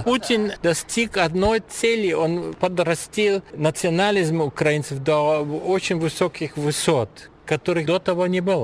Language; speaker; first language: Russian; non-native, fluent; German